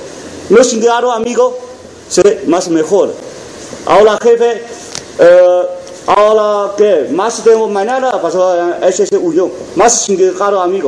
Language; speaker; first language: Spanish; non-native, learner; Chinese